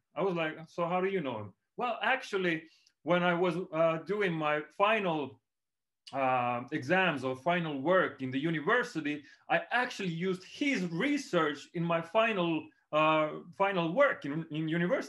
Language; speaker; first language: English; non-native, fluent; Estonian